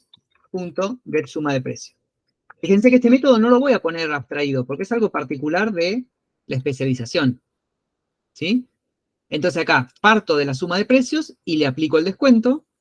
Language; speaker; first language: Spanish; native; Spanish